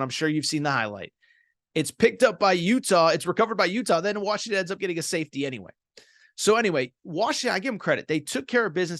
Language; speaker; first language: English; native; English